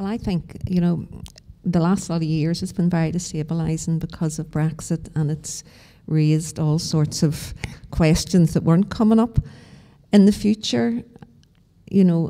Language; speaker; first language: English; native; English